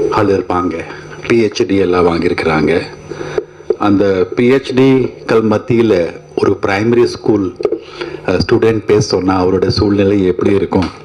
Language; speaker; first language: Tamil; non-native, fluent; Hindi